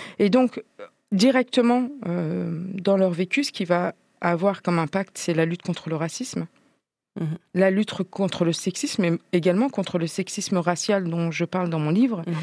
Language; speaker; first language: French; native; French